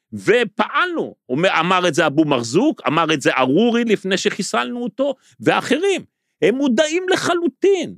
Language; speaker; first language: Hebrew; native; Hebrew